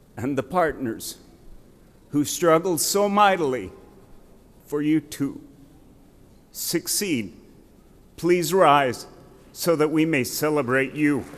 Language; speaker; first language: English; native; English